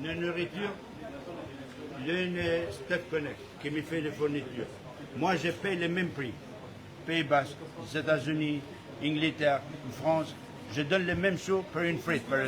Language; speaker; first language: French; non-native, learner; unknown